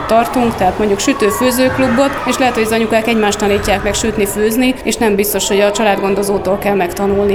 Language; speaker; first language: Hungarian; native; Hungarian